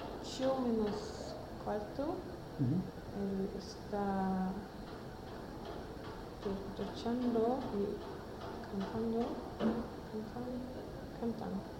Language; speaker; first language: Spanish; non-native, learner; Swedish